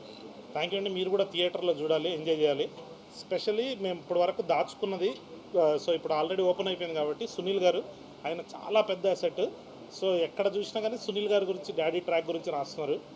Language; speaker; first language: Telugu; native; Telugu